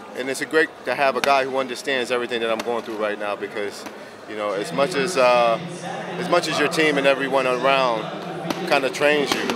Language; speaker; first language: English; native; English